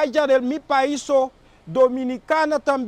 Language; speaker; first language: Spanish; non-native, learner; Haitian Creole